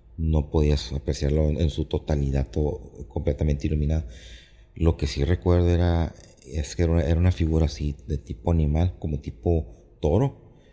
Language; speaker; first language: Spanish; native; Spanish